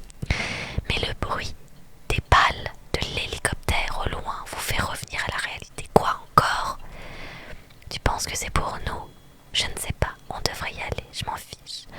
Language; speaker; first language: French; native; French